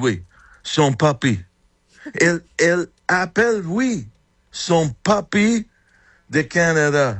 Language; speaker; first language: French; non-native, fluent; English